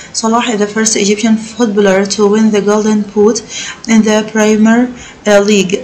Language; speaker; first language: English; non-native, fluent; Arabic